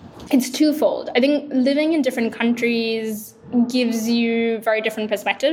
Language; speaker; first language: English; non-native, local second language; Sinhala